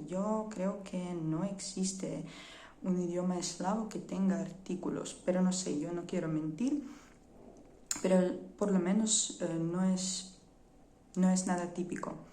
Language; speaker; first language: Spanish; non-native, fluent; Ukrainian